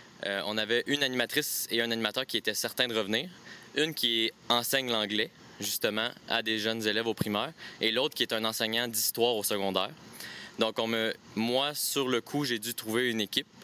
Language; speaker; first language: French; native; French